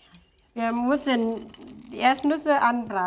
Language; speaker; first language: German; non-native, learner; Thai